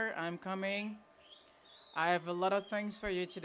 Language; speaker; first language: English; non-native, fluent; Haitian Creole